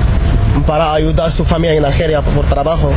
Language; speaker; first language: Spanish; non-native, learner; Arabic